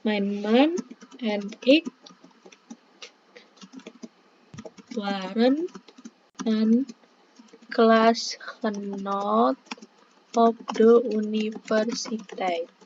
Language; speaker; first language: Dutch; non-native, fluent; Indonesian